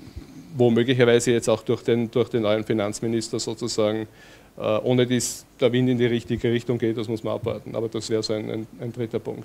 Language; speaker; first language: German; native; German